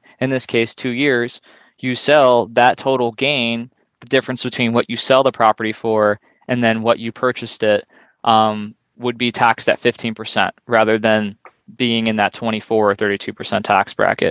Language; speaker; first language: English; native; English